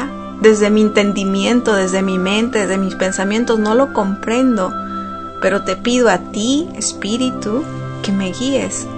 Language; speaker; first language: Spanish; native; Spanish